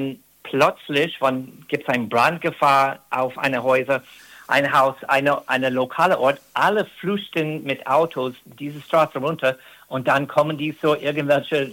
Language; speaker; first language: German; non-native, fluent; English